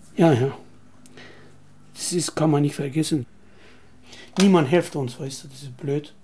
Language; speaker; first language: German; non-native, learner; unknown